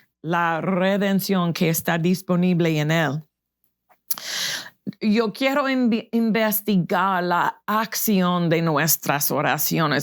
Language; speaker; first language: Spanish; non-native, fluent; English